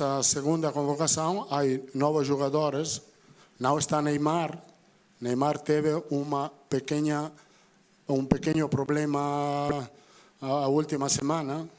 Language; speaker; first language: Portuguese; non-native, fluent; Italian